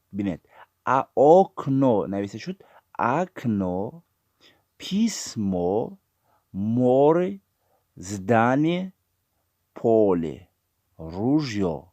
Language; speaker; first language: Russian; non-native, fluent; Tajik